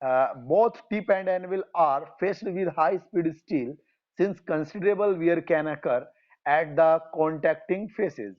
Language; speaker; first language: English; non-native, local second language; Hindi